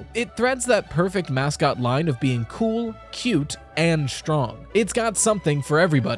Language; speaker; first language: English; native; English